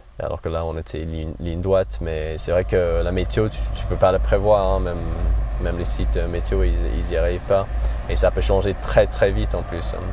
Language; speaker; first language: French; non-native, fluent; English